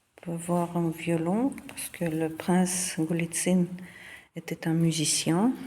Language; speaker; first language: French; non-native, fluent; Russian